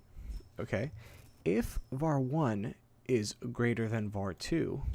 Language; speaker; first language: English; native; English